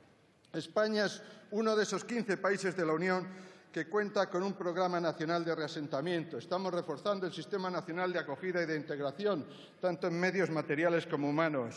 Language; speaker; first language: Spanish; native; Spanish